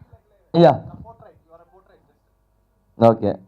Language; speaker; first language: Telugu; native; Telugu